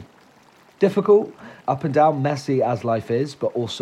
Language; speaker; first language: English; native; English